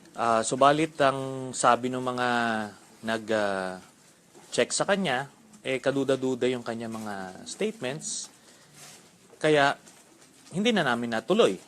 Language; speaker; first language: Filipino; native; Filipino